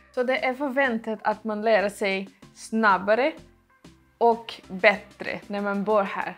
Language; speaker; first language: Swedish; non-native, learner; Portuguese